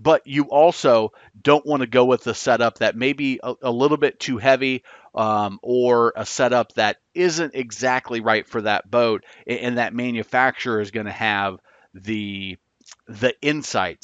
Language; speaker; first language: English; native; English